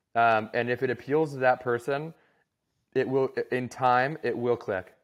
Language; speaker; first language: English; native; English